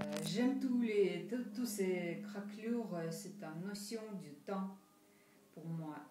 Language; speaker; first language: French; non-native, fluent; Russian